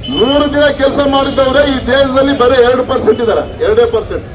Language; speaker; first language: Kannada; native; Kannada